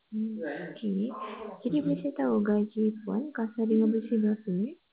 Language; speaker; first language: Malay; native; Malay